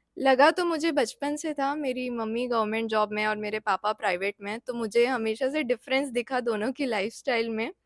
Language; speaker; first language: Hindi; native; Hindi